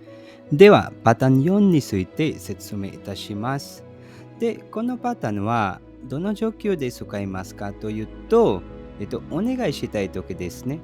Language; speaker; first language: Japanese; non-native, fluent; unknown